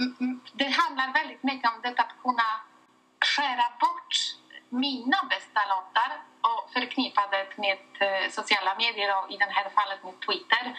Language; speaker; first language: Swedish; non-native, fluent; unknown